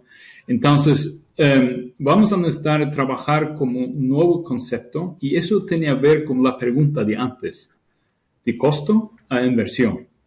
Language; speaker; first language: Spanish; non-native, fluent; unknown